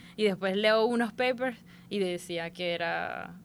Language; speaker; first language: Spanish; native; Spanish